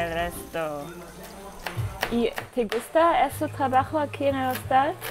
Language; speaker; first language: Spanish; non-native, learner; German